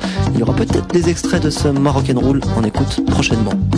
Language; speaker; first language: French; native; French